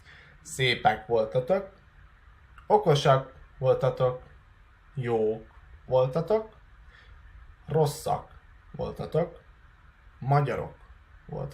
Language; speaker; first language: Hungarian; non-native, fluent; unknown